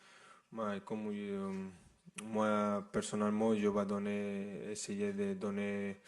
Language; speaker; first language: French; non-native, fluent; Spanish